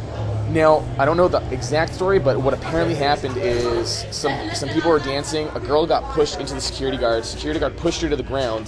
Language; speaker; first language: English; native; English